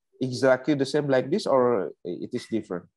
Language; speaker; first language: English; non-native, learner; Indonesian